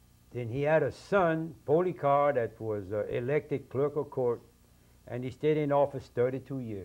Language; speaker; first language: English; non-native, local second language; French